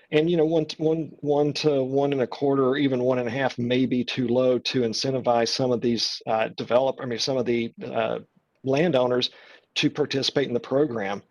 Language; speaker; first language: English; native; English